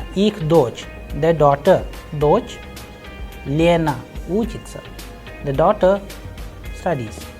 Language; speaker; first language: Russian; non-native, fluent; Hindi